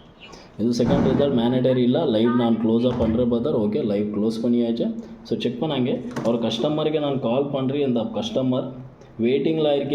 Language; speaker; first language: Tamil; non-native, learner; Kannada